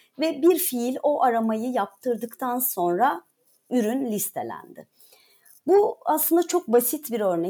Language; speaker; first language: Turkish; native; Turkish